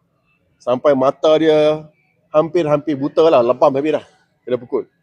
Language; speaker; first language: Malay; native; Malay